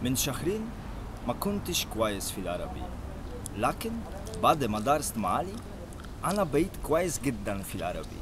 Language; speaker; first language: Arabic; non-native, learner; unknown